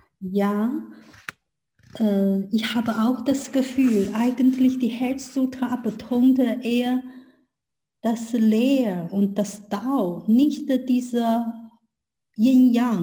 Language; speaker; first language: German; non-native, learner; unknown